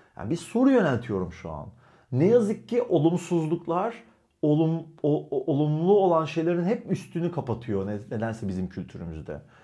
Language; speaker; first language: Turkish; native; Turkish